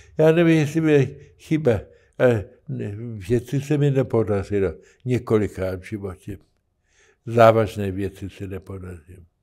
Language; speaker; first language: Czech; native; Czech